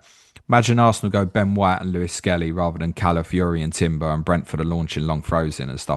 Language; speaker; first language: English; native; English